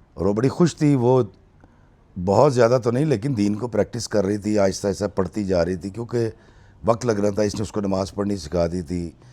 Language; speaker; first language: Urdu; native; Urdu